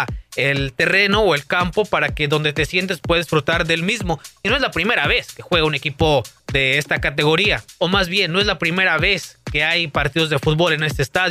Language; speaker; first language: Spanish; native; Spanish